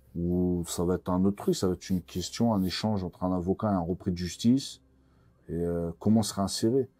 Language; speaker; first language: French; native; French